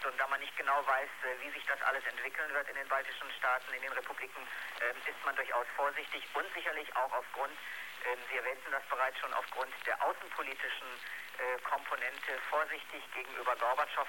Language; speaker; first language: German; native; German